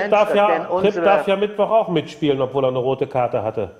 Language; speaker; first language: German; native; German